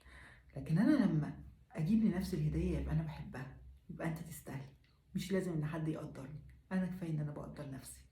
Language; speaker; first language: Arabic; native; Arabic